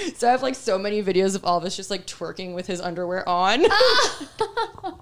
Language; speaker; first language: English; native; English